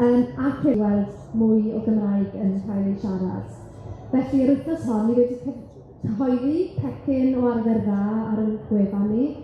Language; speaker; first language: Welsh; native; Welsh